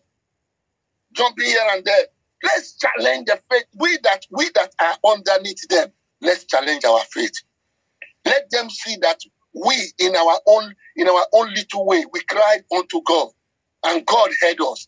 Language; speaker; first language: English; non-native, local second language; Yoruba